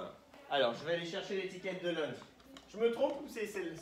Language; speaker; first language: French; native; French